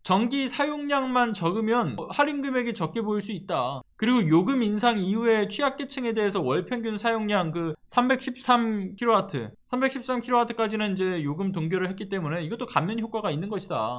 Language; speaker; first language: Korean; native; Korean